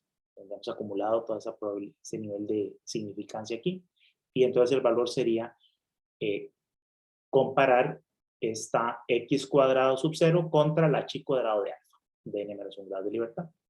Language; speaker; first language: Spanish; native; Spanish